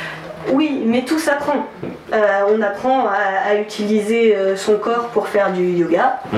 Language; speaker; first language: French; native; French